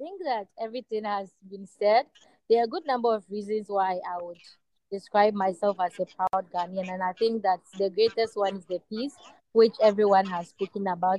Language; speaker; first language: English; non-native, local second language; Ewe